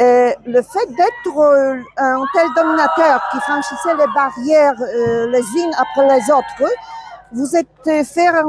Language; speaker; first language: French; non-native, learner; Polish